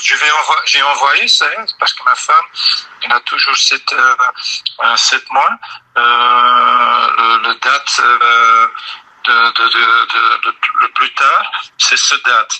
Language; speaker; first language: French; non-native, learner; Dutch